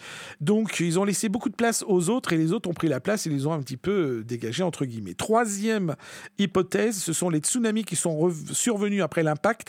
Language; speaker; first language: French; native; French